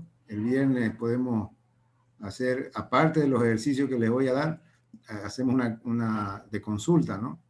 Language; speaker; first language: Spanish; native; Spanish